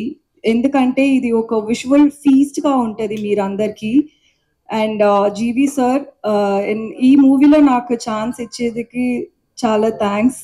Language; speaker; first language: Telugu; non-native, learner; Tamil